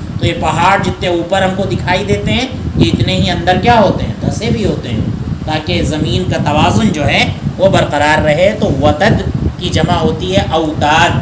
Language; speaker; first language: Urdu; native; Urdu